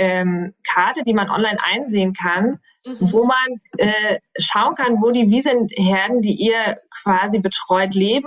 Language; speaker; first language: German; native; German